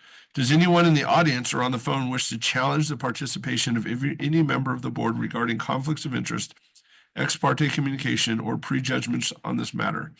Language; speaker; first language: English; native; English